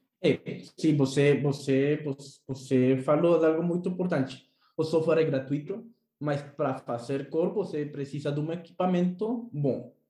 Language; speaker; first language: Portuguese; non-native, learner; Spanish